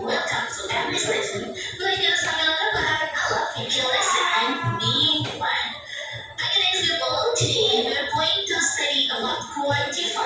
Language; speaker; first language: English; non-native, learner; Indonesian